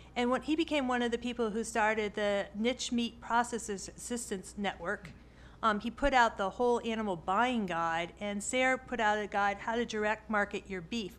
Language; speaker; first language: English; native; English